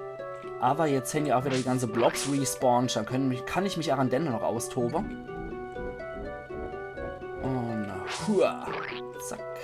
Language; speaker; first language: German; native; German